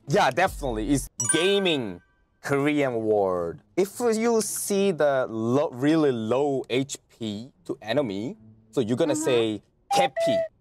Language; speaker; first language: English; non-native, learner; Korean